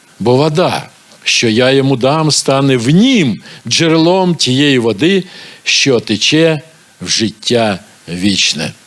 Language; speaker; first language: Ukrainian; non-native, local second language; Russian